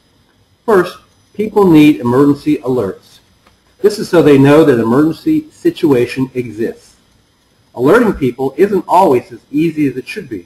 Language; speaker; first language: English; native; English